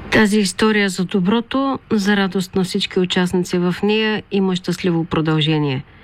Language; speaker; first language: Bulgarian; native; Bulgarian